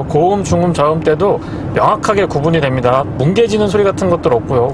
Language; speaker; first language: Korean; native; Korean